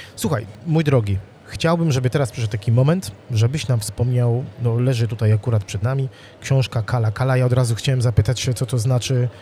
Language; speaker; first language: Polish; native; Polish